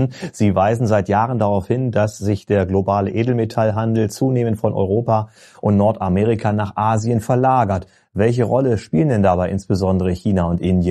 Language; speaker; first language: German; native; German